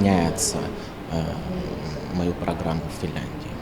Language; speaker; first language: Russian; non-native, fluent; Finnish